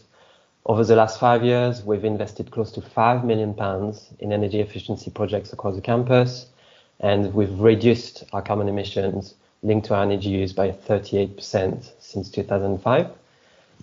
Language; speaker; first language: English; non-native, fluent; French